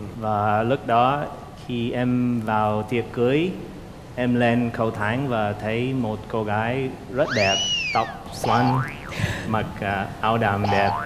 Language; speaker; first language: Vietnamese; non-native, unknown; German